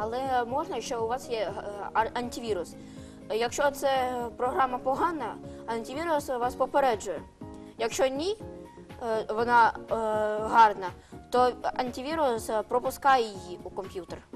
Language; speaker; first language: Ukrainian; non-native, local second language; Russian